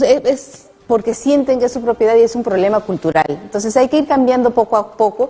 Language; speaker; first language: Spanish; native; Spanish